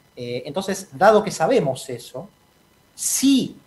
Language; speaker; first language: Spanish; native; Spanish